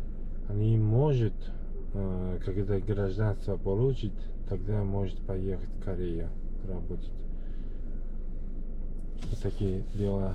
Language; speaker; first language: Russian; non-native, fluent; Uzbek